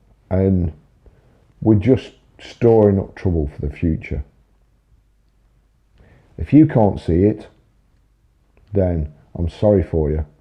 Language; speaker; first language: English; native; English